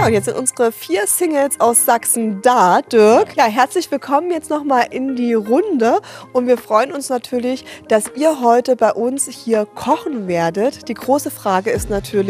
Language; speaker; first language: German; native; German